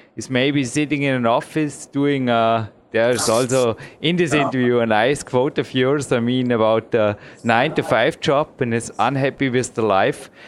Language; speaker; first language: English; non-native, fluent; German